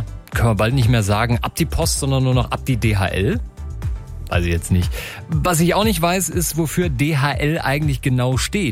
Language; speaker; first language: German; native; German